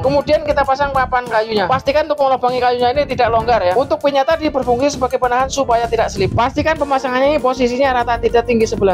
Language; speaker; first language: Indonesian; native; Indonesian